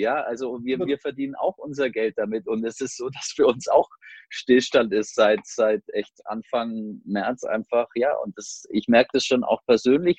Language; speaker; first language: German; native; German